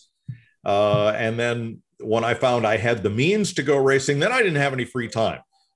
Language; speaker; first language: English; native; English